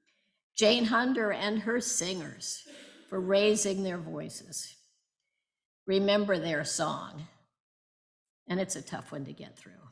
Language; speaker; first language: English; native; English